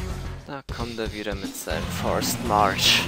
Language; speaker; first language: German; native; German